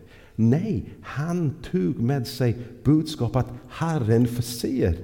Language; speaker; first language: Swedish; non-native, fluent; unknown